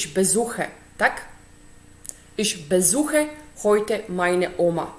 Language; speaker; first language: German; non-native, fluent; Polish